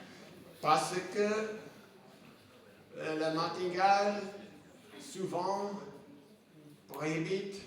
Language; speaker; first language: French; non-native, fluent; English